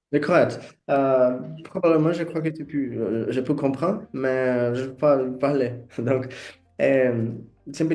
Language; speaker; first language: French; non-native, fluent; Portuguese